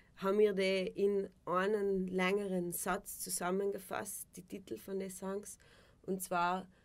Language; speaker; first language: German; native; German